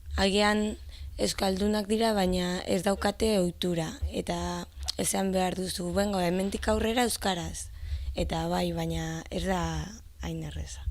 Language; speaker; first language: Basque; non-native, local second language; Spanish